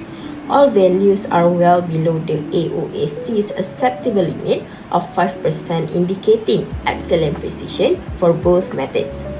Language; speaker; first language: English; non-native, local second language; Malay